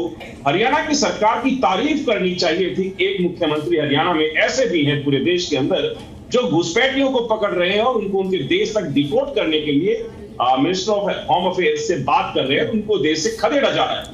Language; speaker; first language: Hindi; native; Hindi